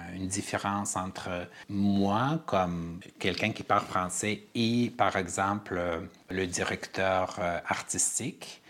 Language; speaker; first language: French; non-native, fluent; Armenian